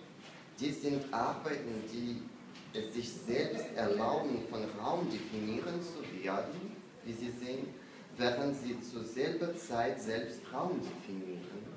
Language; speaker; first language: German; non-native, fluent; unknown